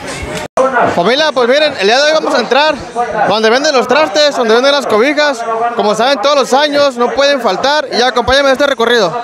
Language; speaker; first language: Spanish; native; Spanish